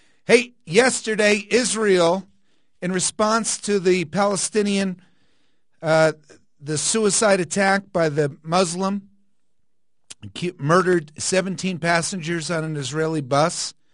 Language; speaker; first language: English; native; English